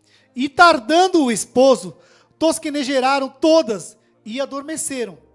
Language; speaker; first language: Portuguese; native; Portuguese